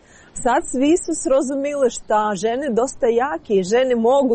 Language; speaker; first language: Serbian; non-native, learner; Ukrainian